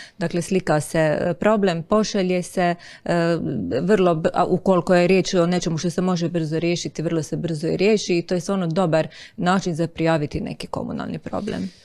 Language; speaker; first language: Croatian; native; Croatian